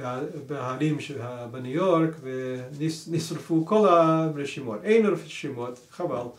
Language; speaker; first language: Hebrew; non-native, fluent; English